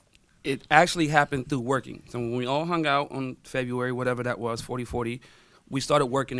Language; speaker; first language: English; native; English